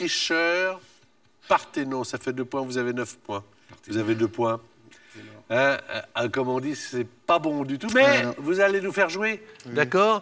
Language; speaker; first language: French; native; French